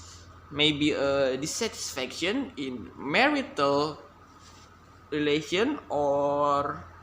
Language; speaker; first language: English; non-native, learner; Indonesian